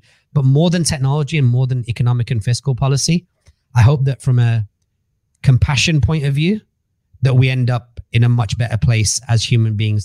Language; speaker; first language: English; native; English